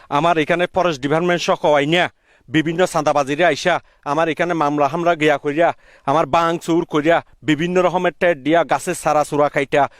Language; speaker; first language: Bangla; native; Bangla